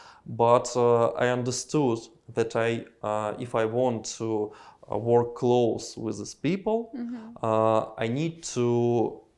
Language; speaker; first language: English; non-native, learner; Russian